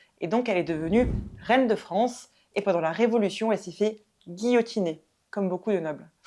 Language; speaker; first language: French; native; French